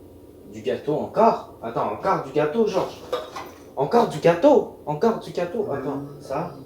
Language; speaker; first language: French; native; French